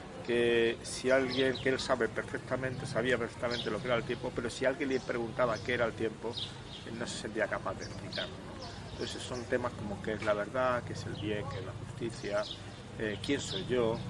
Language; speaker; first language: Spanish; native; Spanish